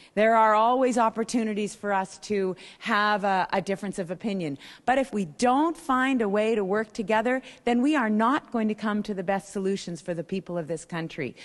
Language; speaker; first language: English; native; English